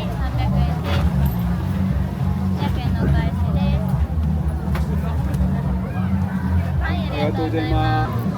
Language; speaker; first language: Japanese; native; Japanese